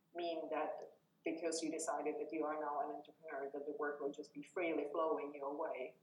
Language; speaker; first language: English; non-native, fluent; Czech